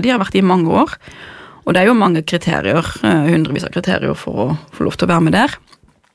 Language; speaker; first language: Norwegian; non-native, fluent; German